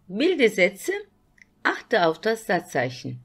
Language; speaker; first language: German; non-native, fluent; Turkish